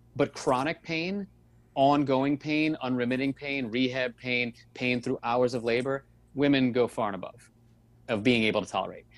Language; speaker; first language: English; native; English